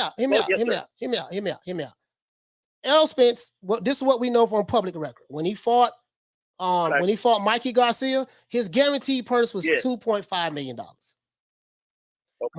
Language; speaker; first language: English; native; English